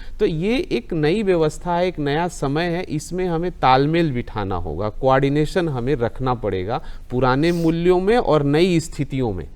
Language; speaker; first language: Hindi; native; Hindi